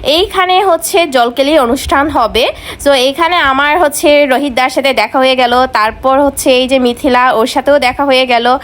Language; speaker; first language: Bangla; non-native, local second language; Marma